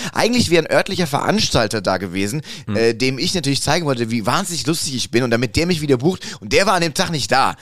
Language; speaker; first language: German; native; German